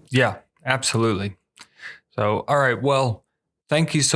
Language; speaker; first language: English; native; English